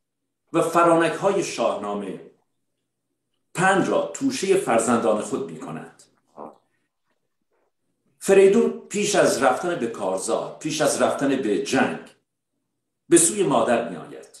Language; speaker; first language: Persian; native; Persian